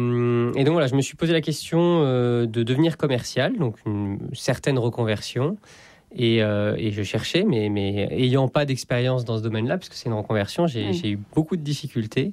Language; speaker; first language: French; native; French